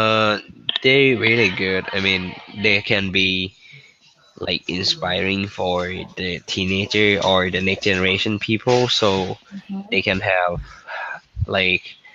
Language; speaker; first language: English; non-native, learner; Thai